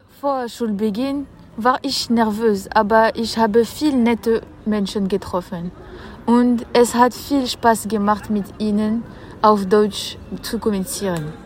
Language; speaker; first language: German; non-native, fluent; French